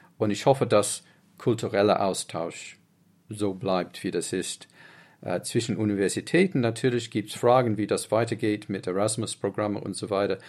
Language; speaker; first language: German; non-native, fluent; English